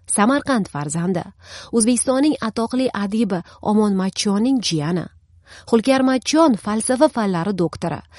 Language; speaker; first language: Uzbek; native; Uzbek